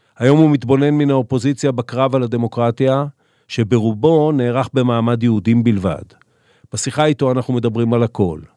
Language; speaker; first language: Hebrew; native; Hebrew